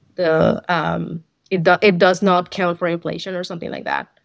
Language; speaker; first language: English; non-native, fluent; Spanish